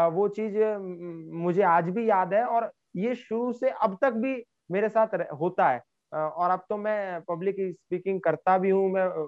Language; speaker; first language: Hindi; native; Hindi